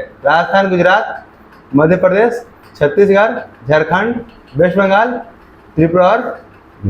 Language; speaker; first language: Hindi; native; Hindi